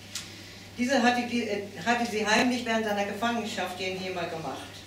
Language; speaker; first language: German; native; German